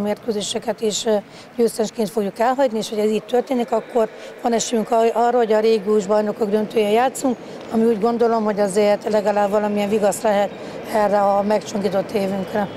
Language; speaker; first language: Hungarian; native; Hungarian